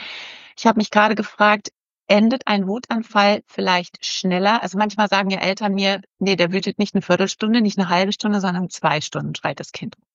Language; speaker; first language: German; native; German